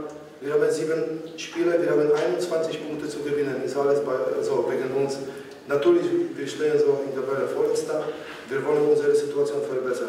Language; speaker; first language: German; non-native, learner; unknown